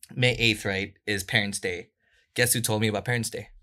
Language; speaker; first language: English; non-native, local second language; Korean